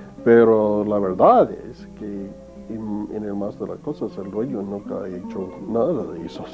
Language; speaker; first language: Spanish; non-native, fluent; English